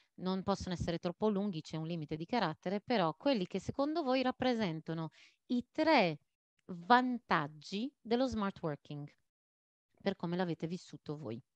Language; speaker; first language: Italian; non-native, fluent; Maltese